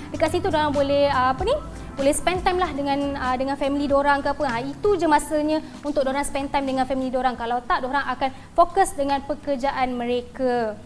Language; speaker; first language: Malay; native; Malay